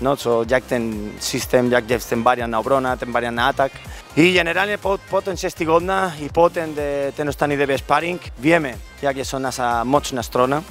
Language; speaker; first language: Polish; non-native, learner; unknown